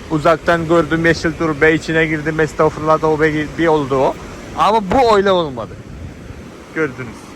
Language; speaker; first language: Turkish; non-native, fluent; Malayalam